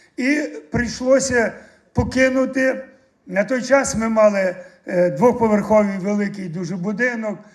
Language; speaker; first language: Ukrainian; native; Ukrainian